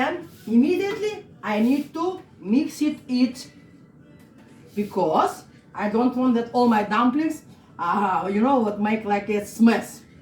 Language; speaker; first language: English; non-native, learner; Russian